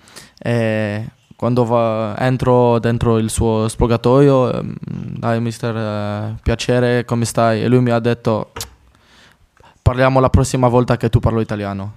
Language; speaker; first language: Italian; non-native, fluent; French